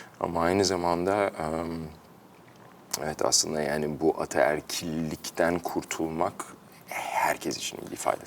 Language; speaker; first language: Turkish; early bilingual, heritage; Turkish